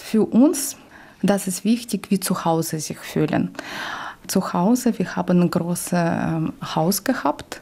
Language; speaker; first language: German; non-native, local second language; Ukrainian